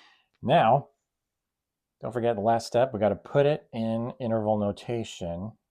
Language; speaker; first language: English; native; English